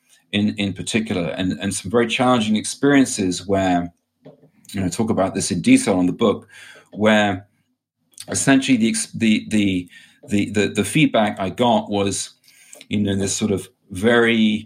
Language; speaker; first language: English; native; English